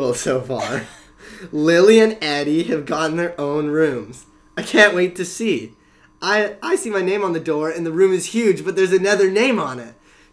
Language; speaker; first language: English; native; English